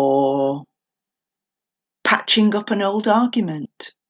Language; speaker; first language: English; native; English